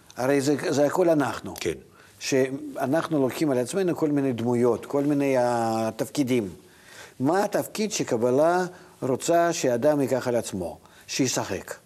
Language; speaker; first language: Hebrew; non-native, fluent; Russian